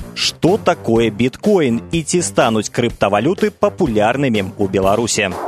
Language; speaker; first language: Belarusian; native; Belarusian